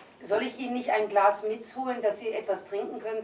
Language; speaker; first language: German; native; German